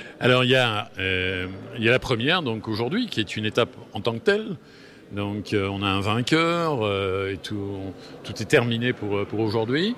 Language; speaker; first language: French; native; French